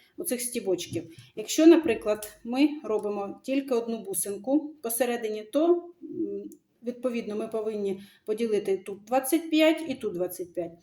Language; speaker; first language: Ukrainian; non-native, local second language; Russian